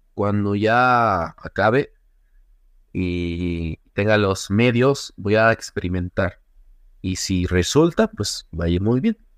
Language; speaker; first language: Spanish; native; Spanish